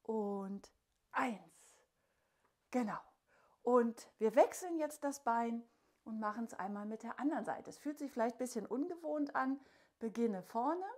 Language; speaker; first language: German; native; German